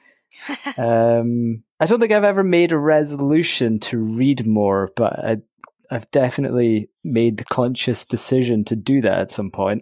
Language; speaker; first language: English; native; English